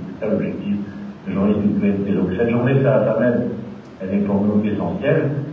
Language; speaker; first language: French; native; French